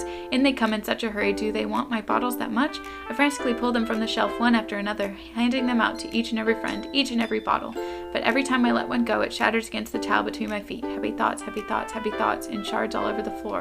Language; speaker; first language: English; native; English